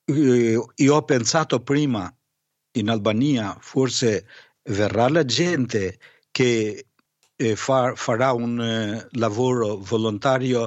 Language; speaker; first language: Italian; non-native, fluent; Albanian